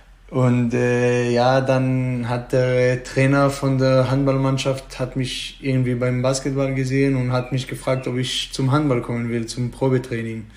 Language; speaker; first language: German; non-native, fluent; Hebrew